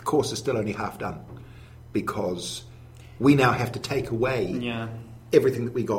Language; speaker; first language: English; native; English